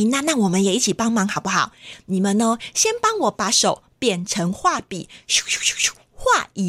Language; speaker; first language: Chinese; native; Chinese